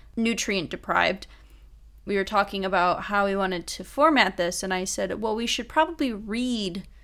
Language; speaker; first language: English; native; English